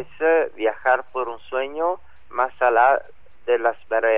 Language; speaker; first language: Spanish; non-native, learner; Italian